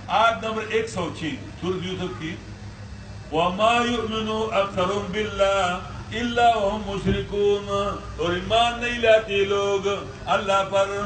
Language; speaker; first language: Urdu; non-native, local second language; Pashto